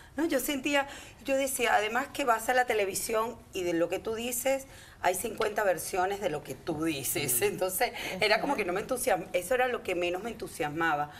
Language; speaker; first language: Spanish; native; Spanish